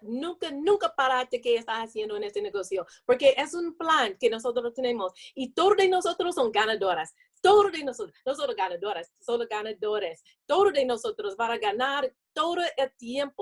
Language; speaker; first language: Spanish; non-native, learner; English